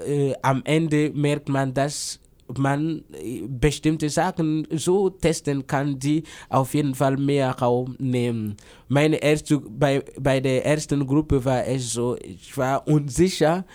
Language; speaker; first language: German; non-native, fluent; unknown